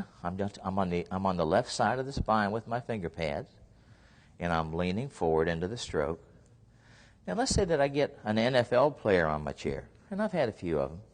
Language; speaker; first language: English; native; English